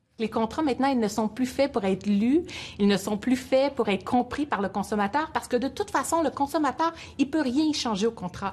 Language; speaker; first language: French; native; French